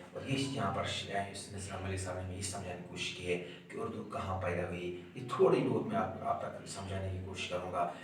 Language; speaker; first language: Urdu; non-native, local second language; Kashmiri